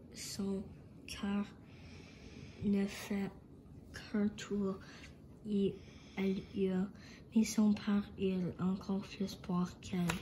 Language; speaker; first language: French; non-native, learner; English